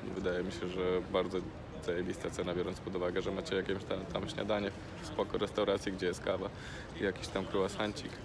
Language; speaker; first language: Polish; native; Polish